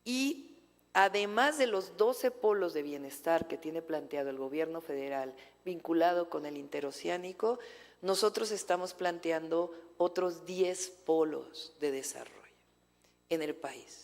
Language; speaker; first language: Spanish; native; Spanish